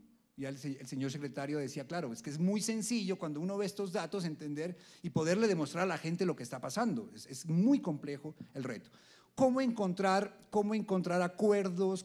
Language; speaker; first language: Spanish; native; Spanish